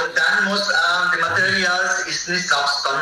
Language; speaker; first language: German; non-native, learner; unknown